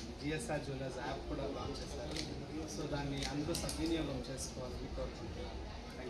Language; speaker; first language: Telugu; native; Telugu